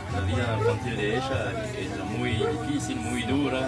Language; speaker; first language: Spanish; non-native, fluent; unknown